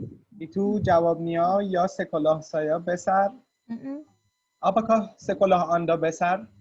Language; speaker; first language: Indonesian; non-native, learner; Persian